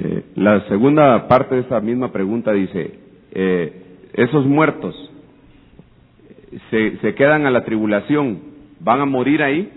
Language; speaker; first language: Spanish; native; Spanish